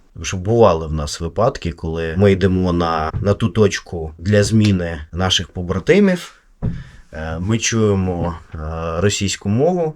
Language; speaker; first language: Ukrainian; non-native, local second language; Russian